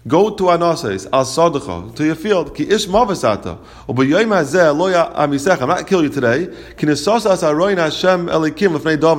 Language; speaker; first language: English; native; English